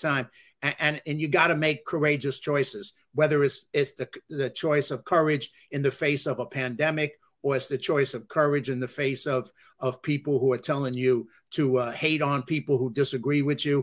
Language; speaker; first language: English; native; English